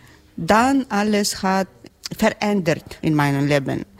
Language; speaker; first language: German; non-native, learner; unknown